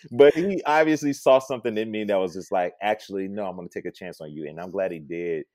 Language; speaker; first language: English; native; English